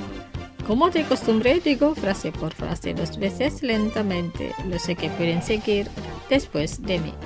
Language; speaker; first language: Spanish; non-native, fluent; Indonesian